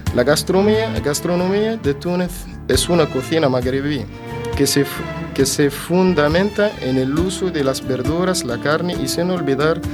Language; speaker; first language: Spanish; non-native, fluent; Arabic